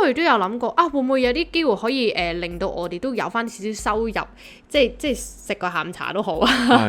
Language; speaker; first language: Cantonese; native; Cantonese